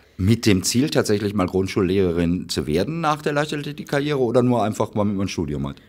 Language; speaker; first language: German; native; German